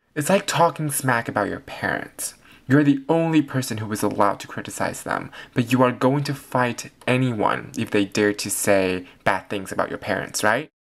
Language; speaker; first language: English; non-native, fluent; Chinese